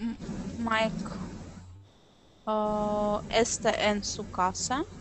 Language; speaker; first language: Spanish; non-native, learner; Russian